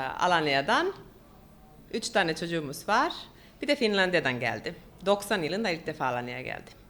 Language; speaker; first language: Turkish; non-native, fluent; Finnish